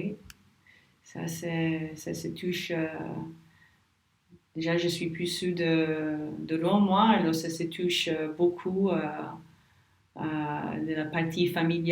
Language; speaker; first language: French; non-native, learner; English